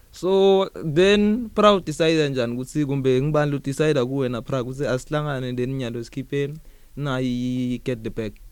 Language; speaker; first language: Zulu; non-native, local second language; Swati